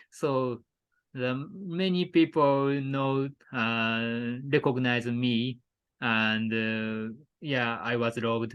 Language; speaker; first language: English; non-native, learner; Japanese